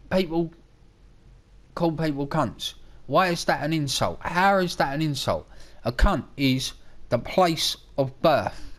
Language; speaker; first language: English; native; English